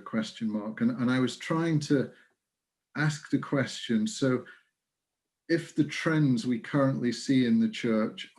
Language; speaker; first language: English; native; English